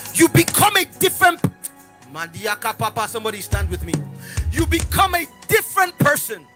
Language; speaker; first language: English; non-native, local second language; Yoruba